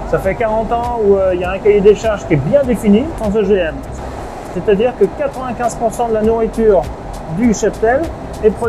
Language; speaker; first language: French; native; French